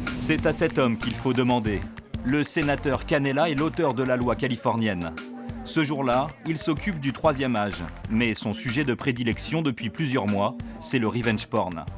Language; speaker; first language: French; native; French